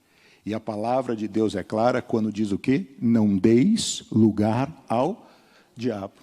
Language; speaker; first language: Portuguese; native; Portuguese